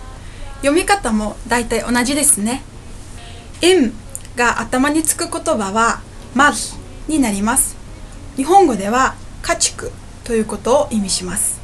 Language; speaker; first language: Japanese; non-native, fluent; Mongolian